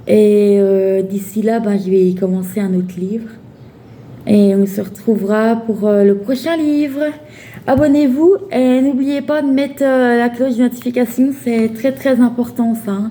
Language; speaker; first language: French; native; French